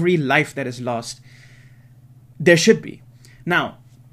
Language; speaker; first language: English; native; English